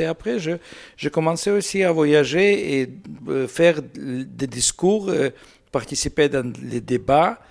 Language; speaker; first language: French; non-native, learner; Russian